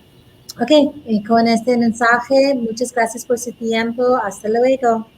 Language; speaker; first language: Spanish; non-native, learner; English